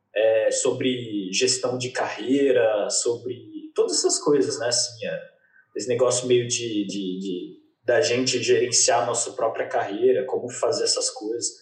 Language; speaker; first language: Portuguese; native; Portuguese